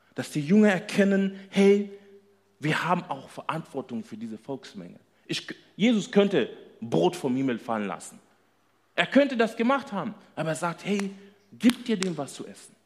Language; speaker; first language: German; non-native, fluent; Swahili